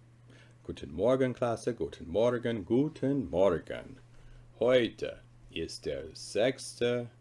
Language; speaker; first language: German; non-native, fluent; English